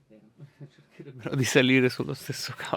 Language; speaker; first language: Italian; native; Italian